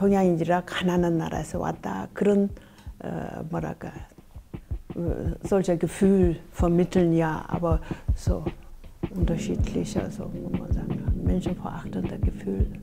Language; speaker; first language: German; non-native, fluent; Korean